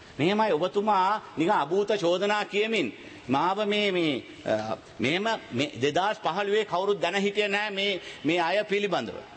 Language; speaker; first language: Sinhala; non-native, local second language; Tamil